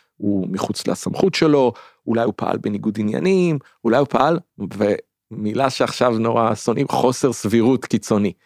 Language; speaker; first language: Hebrew; native; Hebrew